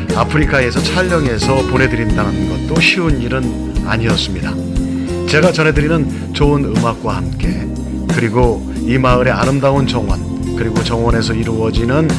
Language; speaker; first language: Korean; native; Korean